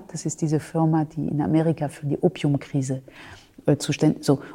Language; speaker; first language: German; non-native, fluent; French